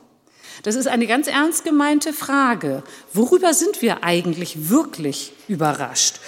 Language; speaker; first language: German; early bilingual, other home language; Turkish